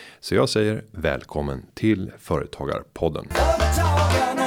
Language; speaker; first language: Swedish; native; Swedish